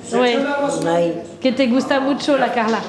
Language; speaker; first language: Spanish; non-native, learner; French